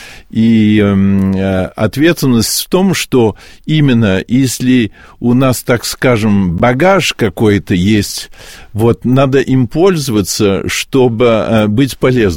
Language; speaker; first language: Russian; early bilingual, heritage; Russian